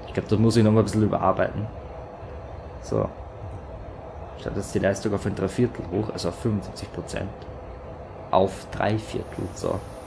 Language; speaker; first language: German; native; German